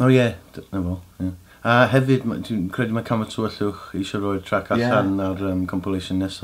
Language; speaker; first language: Welsh; native; Welsh